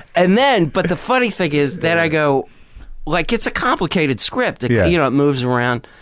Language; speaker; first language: English; native; English